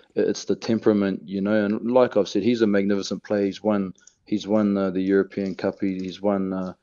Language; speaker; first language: English; native; English